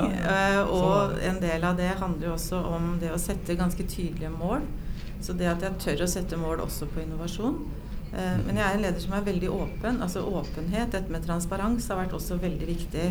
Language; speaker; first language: Norwegian; native; Norwegian